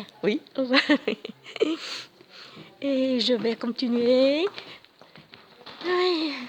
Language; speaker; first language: French; non-native, learner; Vietnamese